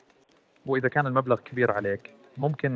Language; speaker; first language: Arabic; native; Arabic